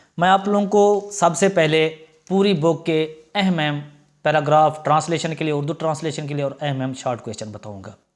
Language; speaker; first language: Urdu; non-native, local second language; Punjabi